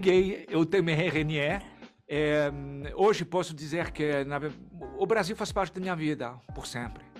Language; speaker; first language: Portuguese; non-native, fluent; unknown